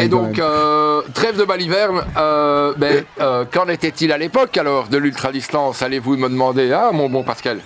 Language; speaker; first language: French; native; French